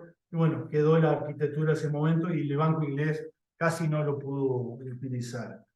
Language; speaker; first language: Spanish; native; Spanish